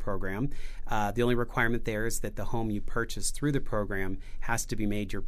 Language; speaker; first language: English; native; English